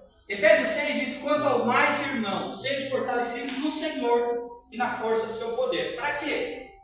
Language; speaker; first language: Portuguese; native; Portuguese